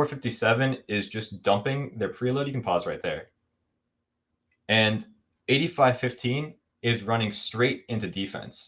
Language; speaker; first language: English; native; English